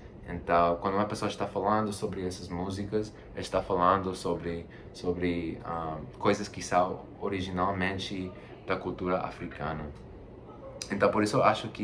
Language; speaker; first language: Portuguese; non-native, fluent; Spanish